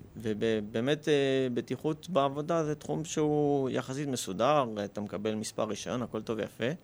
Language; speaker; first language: Hebrew; early bilingual, other home language; Russian